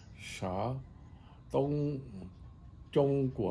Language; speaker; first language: Chinese; non-native, learner; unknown